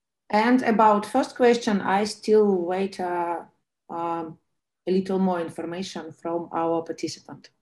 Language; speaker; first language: English; non-native, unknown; Russian